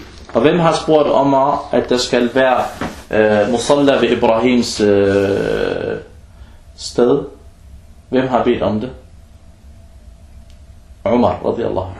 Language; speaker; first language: Danish; early bilingual, other home language; Arabic